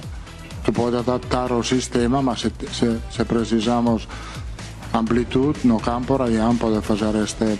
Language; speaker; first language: Portuguese; non-native, fluent; Italian